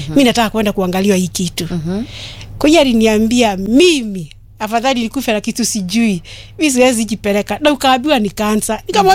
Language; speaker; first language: Swahili; non-native, local second language; Kikuyu